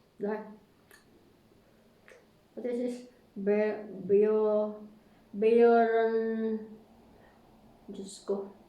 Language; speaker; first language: English; non-native, learner; Filipino